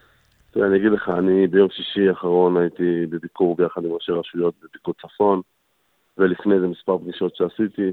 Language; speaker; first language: Hebrew; native; Hebrew